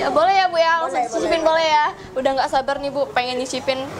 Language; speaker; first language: Indonesian; native; Indonesian